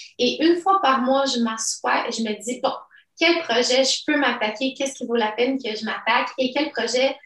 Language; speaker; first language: French; early bilingual, other home language; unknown